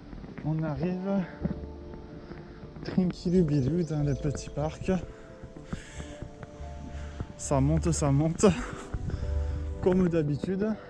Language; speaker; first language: French; native; French